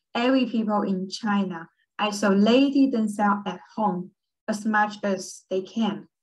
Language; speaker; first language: English; early bilingual, other home language; Chinese